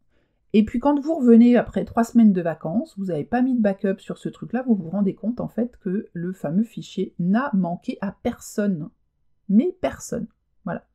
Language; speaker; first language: French; native; French